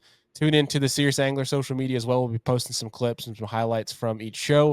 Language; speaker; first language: English; native; English